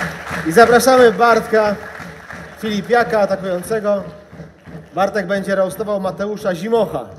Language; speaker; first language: Polish; native; Polish